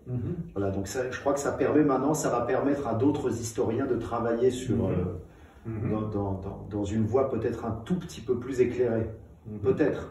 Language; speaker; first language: French; native; French